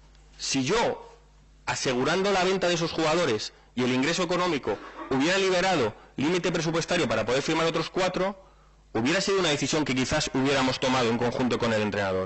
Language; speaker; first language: Spanish; native; Spanish